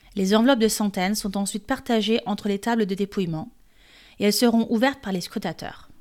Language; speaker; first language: French; native; French